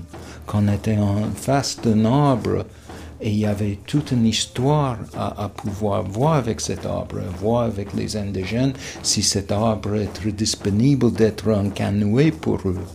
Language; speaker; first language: French; non-native, fluent; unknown